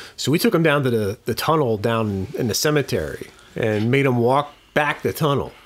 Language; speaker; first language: English; native; English